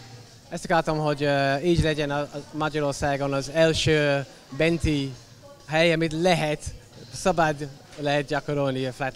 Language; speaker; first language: Hungarian; non-native, learner; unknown